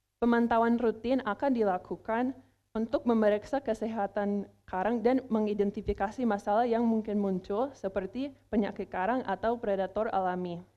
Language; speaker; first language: Indonesian; non-native, fluent; English